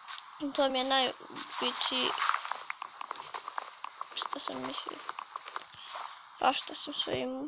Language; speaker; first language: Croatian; early bilingual, heritage; Bosnian